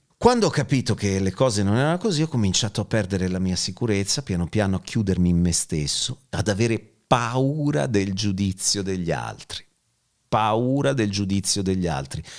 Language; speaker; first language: Italian; native; Italian